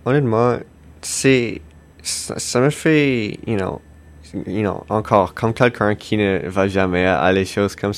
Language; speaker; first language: French; non-native, local second language; English